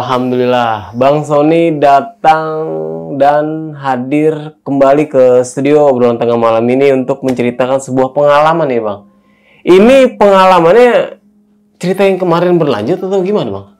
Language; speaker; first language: Indonesian; native; Indonesian